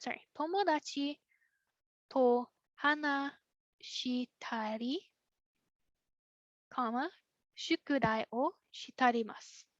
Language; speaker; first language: Japanese; non-native, fluent; English